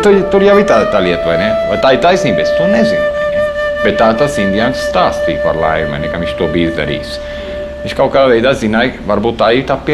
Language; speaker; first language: Latvian; early bilingual, heritage; Latvian